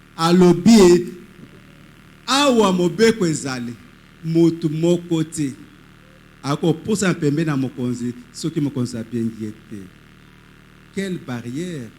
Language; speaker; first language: Lingala; native; Lingala